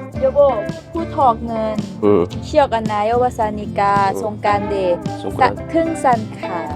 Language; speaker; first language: Korean; non-native, learner; Thai